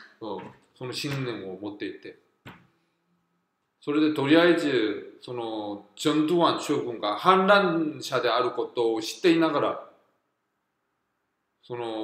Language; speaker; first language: Japanese; non-native, fluent; Korean